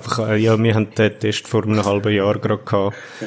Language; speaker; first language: German; native; German